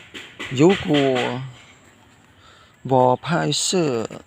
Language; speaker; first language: Chinese; non-native, learner; Khmer